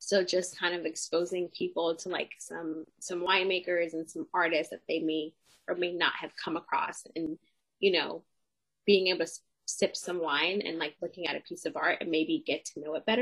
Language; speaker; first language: English; native; English